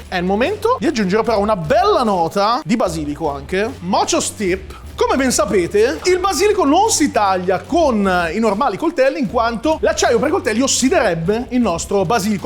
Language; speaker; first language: Italian; native; Italian